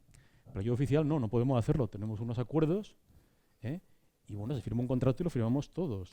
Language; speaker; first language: Spanish; native; Spanish